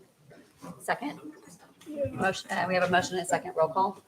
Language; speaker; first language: English; native; English